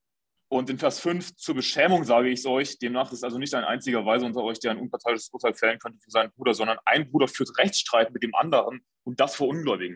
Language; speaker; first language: German; native; German